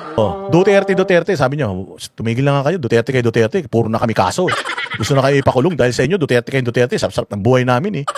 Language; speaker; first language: Filipino; native; Filipino